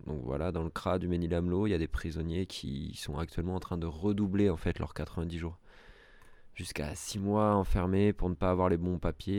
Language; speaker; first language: French; native; French